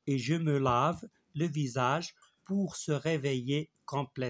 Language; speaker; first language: French; non-native, local second language; Arabic